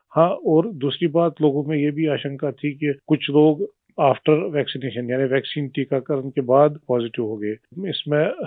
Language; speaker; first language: Hindi; non-native, local second language; Kashmiri